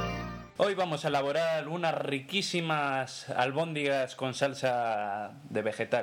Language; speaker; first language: Spanish; native; Spanish